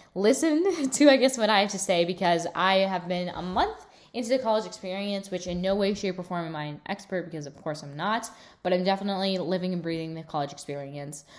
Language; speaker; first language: English; native; English